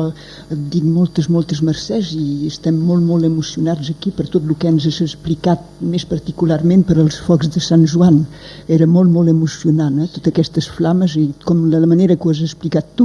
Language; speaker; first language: Catalan; native; Catalan